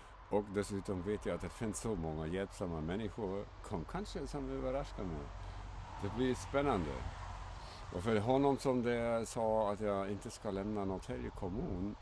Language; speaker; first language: Swedish; non-native, fluent; German